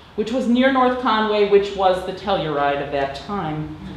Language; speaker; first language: English; native; English